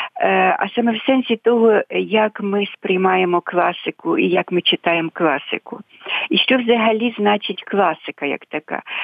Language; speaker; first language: Ukrainian; native; Ukrainian